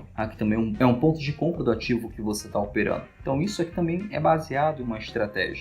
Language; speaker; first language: Portuguese; native; Portuguese